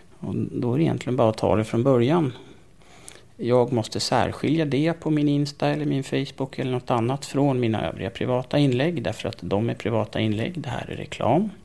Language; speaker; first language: Swedish; native; Swedish